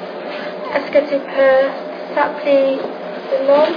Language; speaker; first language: French; non-native, learner; English